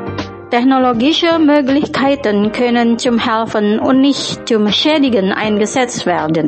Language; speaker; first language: German; non-native, fluent; Indonesian